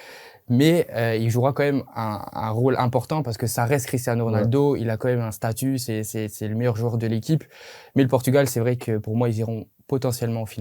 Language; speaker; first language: French; native; French